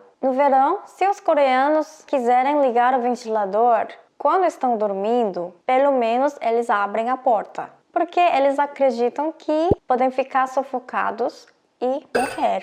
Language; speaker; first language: Portuguese; non-native, fluent; Korean